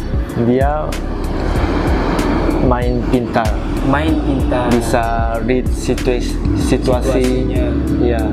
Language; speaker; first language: Indonesian; non-native, learner; Korean